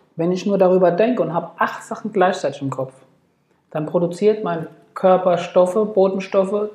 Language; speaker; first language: German; native; German